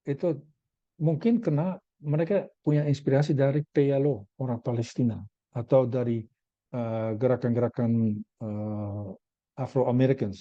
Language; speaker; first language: Indonesian; non-native, learner; Dutch